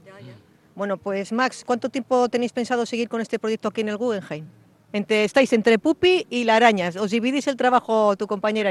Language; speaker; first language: Spanish; native; Spanish